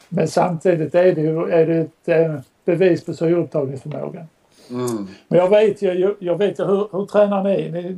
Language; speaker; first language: Swedish; native; Swedish